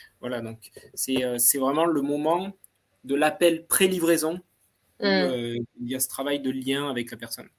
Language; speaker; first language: French; native; French